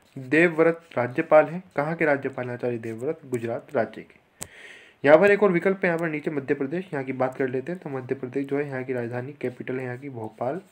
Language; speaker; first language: Hindi; native; Hindi